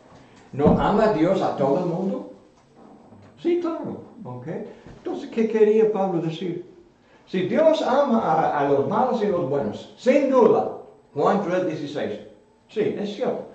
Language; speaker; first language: Spanish; non-native, fluent; English